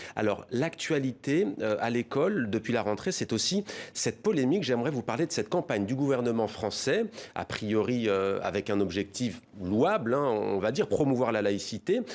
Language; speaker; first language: French; native; French